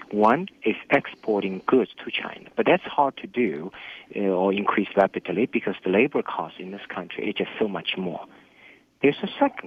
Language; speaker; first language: English; non-native, fluent; Chinese